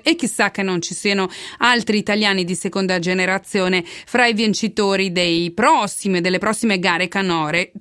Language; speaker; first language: Italian; native; Italian